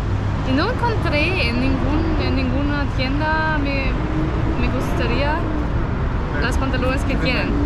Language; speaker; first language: Spanish; non-native, learner; German